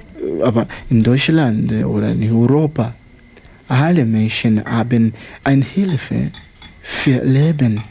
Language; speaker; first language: German; non-native, learner; Swahili